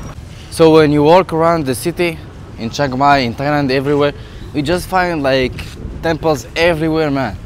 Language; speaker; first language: English; non-native, learner; Arabic